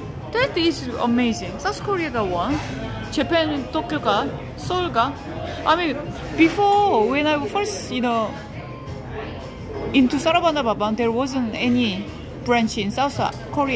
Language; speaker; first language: English; non-native, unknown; Korean